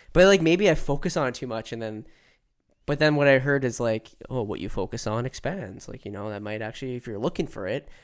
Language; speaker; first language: English; native; English